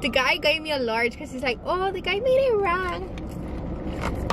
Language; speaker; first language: English; early bilingual, other home language; Spanish